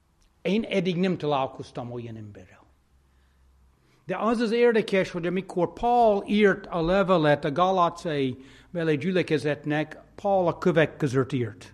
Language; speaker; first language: Hungarian; non-native, fluent; English